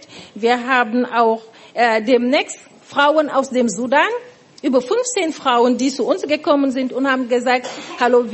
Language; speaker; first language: German; non-native, fluent; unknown